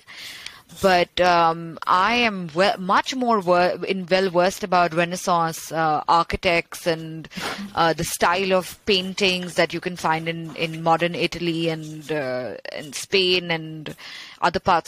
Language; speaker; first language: English; non-native, local second language; Bangla